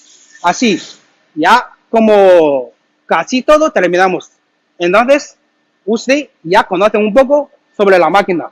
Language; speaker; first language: Spanish; non-native, learner; Chinese